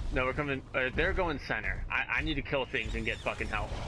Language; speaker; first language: English; native; English